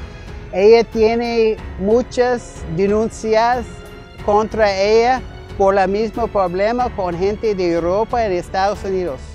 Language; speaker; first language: Spanish; non-native, learner; English